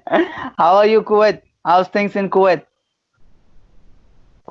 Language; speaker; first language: English; non-native, fluent; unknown